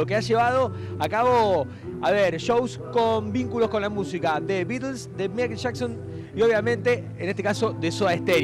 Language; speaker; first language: Spanish; native; Spanish